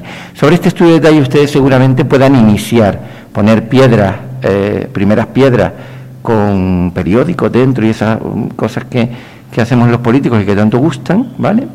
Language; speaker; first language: Spanish; native; Spanish